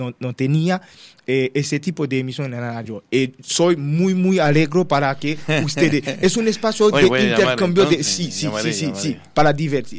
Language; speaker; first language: Spanish; non-native, learner; Haitian Creole